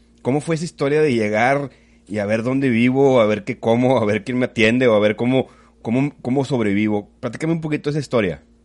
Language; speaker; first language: Spanish; native; Spanish